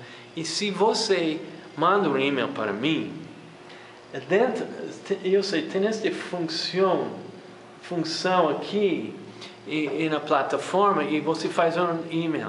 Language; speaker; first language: Portuguese; non-native, fluent; English